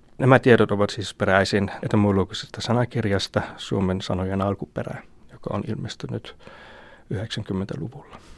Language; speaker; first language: Finnish; non-native, fluent; German